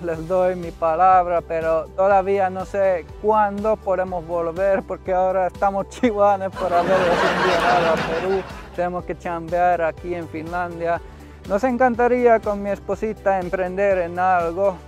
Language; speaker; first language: Spanish; non-native, fluent; Finnish